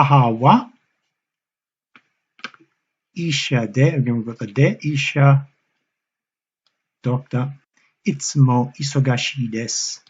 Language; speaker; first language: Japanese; non-native, fluent; English